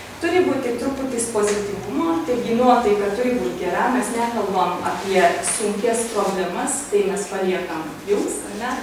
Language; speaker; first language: Lithuanian; non-native, fluent; Hungarian